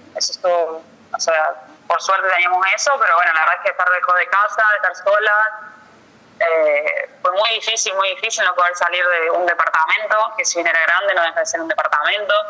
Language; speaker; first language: Spanish; native; Spanish